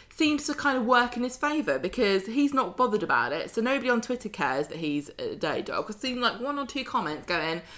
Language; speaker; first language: English; native; English